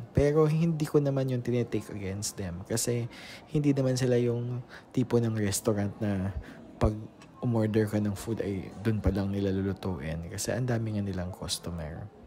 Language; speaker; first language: Filipino; non-native, local second language; Cebuano